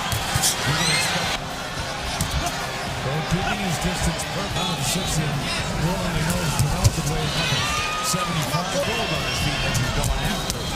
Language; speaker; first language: English; native; English